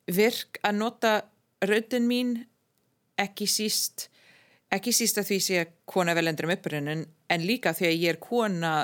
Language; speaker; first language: Icelandic; non-native, fluent; English